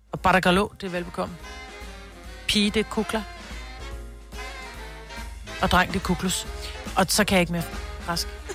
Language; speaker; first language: Danish; native; Danish